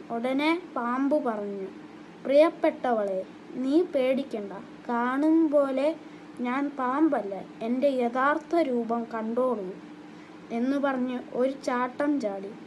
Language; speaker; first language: Malayalam; non-native, learner; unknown